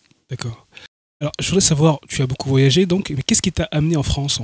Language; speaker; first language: French; native; French